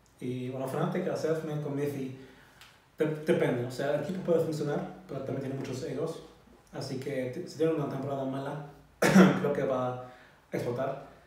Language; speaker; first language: Spanish; non-native, learner; German